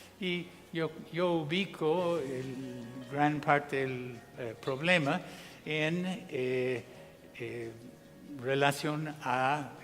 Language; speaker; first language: Spanish; non-native, fluent; English